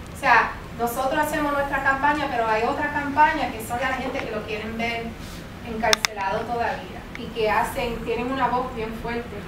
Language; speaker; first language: Spanish; early bilingual, heritage; Spanish